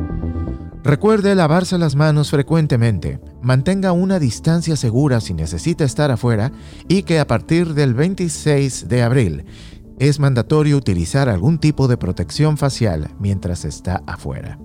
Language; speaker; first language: Spanish; native; Spanish